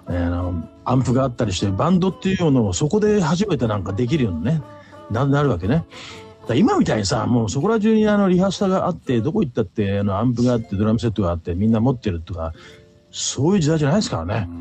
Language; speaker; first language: Japanese; native; Japanese